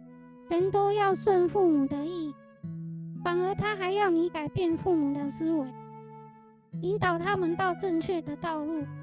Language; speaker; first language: Chinese; native; Chinese